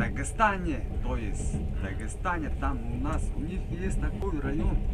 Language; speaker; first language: Russian; non-native, local second language; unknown